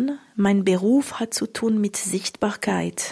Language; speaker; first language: German; non-native, local second language; French